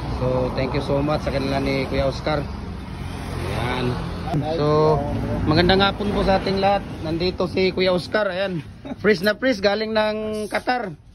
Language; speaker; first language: Filipino; non-native, local second language; Cebuano